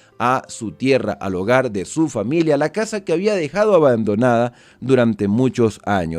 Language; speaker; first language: Spanish; native; Spanish